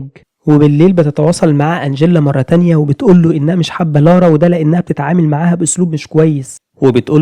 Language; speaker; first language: Arabic; native; Arabic